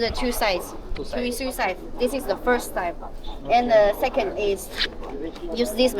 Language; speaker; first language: English; non-native, learner; Chinese